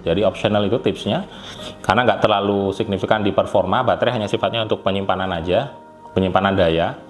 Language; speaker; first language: Indonesian; native; Indonesian